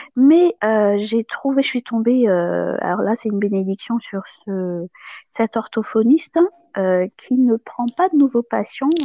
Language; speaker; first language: French; non-native, local second language; Malagasy